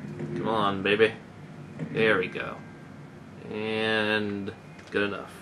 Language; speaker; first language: English; native; English